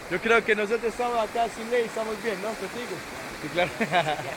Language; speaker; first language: Spanish; early bilingual, heritage; English